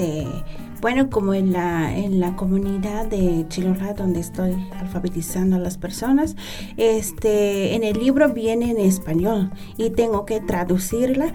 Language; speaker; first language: Spanish; non-native, local second language; Tzeltal